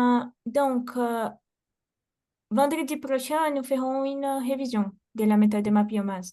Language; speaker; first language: French; non-native, fluent; Portuguese